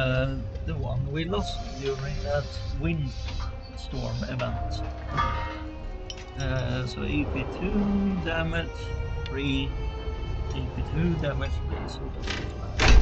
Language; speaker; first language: English; non-native, fluent; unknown